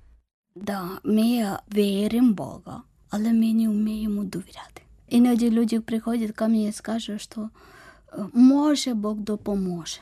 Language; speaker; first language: Ukrainian; non-native, learner; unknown